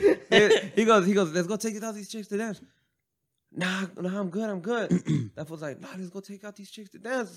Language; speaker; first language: English; early bilingual, other home language; Spanish